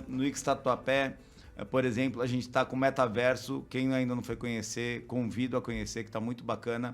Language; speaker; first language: Portuguese; native; Portuguese